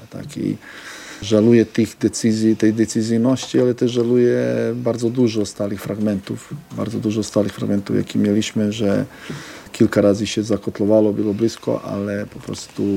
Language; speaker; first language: Polish; non-native, fluent; Serbian